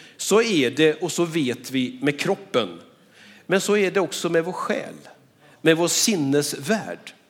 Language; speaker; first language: Swedish; native; Swedish